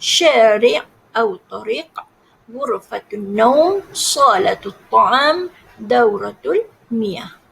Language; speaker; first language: Arabic; non-native, fluent; Malay